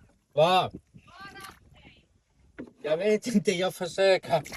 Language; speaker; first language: Swedish; non-native, learner; Persian